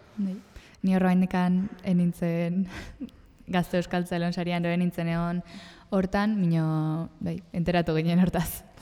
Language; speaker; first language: Basque; native; Basque